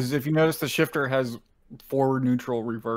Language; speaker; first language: English; native; English